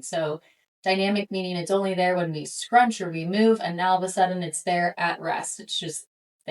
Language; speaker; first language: English; native; English